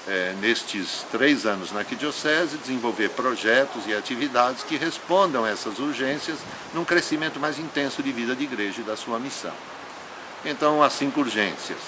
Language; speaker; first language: Portuguese; native; Portuguese